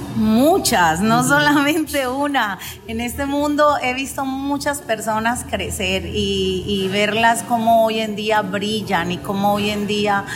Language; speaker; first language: Spanish; native; Spanish